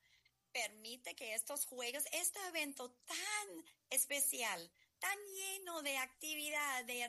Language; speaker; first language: Spanish; non-native, learner; English